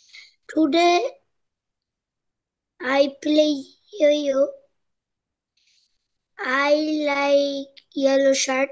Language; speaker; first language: English; non-native, learner; Bangla